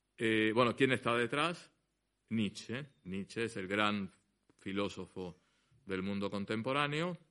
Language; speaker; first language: Spanish; native; Spanish